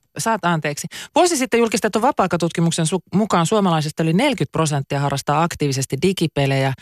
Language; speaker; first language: Finnish; native; Finnish